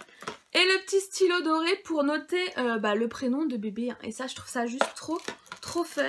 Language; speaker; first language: French; native; French